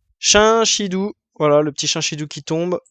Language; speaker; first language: French; native; French